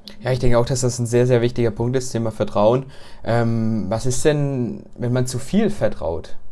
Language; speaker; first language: German; native; German